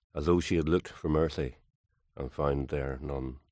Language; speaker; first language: English; native; English